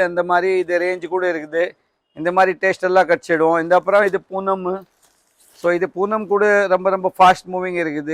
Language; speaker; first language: Tamil; non-native, learner; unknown